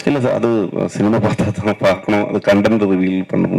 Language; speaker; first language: Tamil; non-native, learner; Malayalam